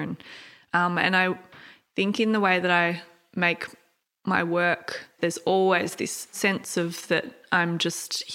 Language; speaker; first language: English; native; English